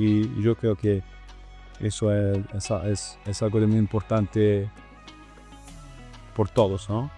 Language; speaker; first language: Spanish; non-native, learner; Italian